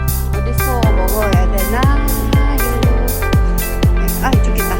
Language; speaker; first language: Korean; non-native, learner; Filipino